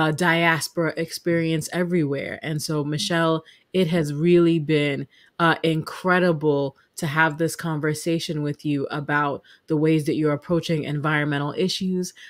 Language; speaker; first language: English; native; English